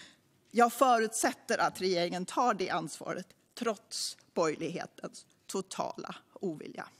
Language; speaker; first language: Swedish; native; Swedish